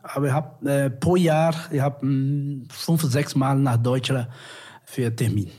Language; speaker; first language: German; non-native, learner; Portuguese